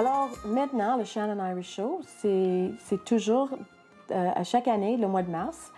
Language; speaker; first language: French; non-native, local second language; English